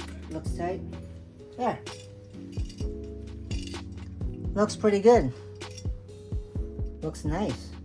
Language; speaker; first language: English; native; English